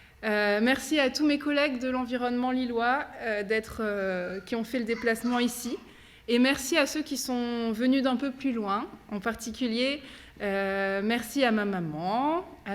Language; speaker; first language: French; native; French